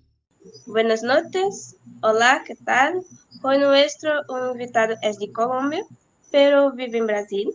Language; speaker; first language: Spanish; non-native, learner; Portuguese